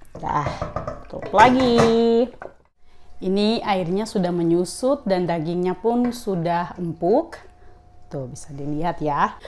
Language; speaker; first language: Indonesian; native; Indonesian